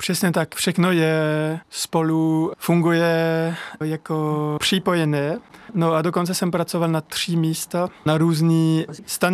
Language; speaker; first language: Czech; non-native, learner; French